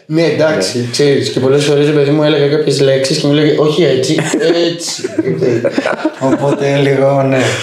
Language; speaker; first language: Greek; early bilingual, other home language; Albanian